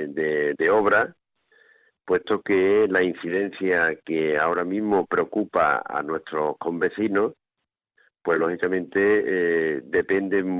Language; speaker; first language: Spanish; native; Spanish